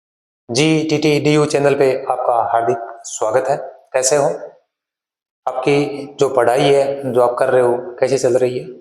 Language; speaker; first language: Hindi; native; Hindi